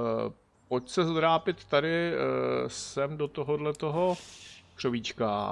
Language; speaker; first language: Czech; native; Czech